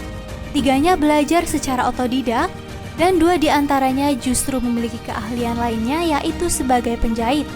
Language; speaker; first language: Indonesian; native; Indonesian